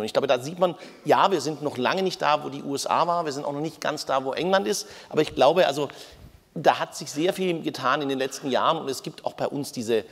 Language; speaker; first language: German; native; German